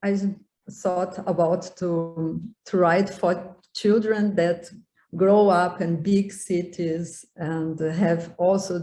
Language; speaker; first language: English; non-native, learner; Portuguese